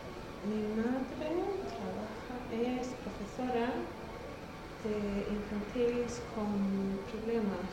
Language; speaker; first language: Spanish; non-native, learner; Swedish